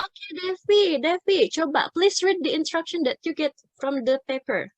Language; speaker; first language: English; non-native, learner; Indonesian